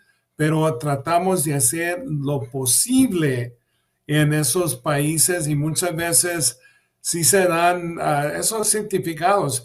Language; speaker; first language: Spanish; early bilingual, heritage; English